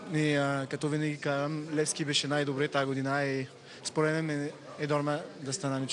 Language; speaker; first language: Bulgarian; non-native, learner; French